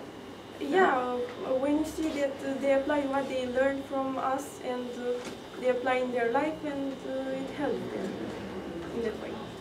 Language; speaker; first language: English; non-native, fluent; Romanian